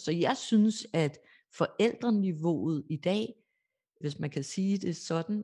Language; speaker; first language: Danish; native; Danish